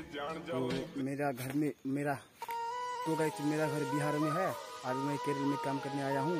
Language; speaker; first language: Hindi; non-native, local second language; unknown